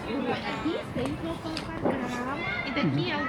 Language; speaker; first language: Portuguese; non-native, fluent; Russian